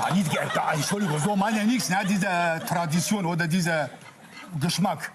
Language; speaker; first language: German; non-native, fluent; Kurdish